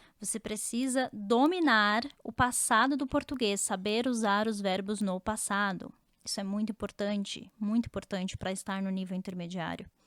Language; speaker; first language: Portuguese; native; Portuguese